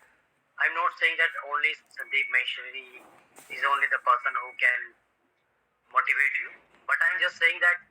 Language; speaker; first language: English; non-native, local second language; Hindi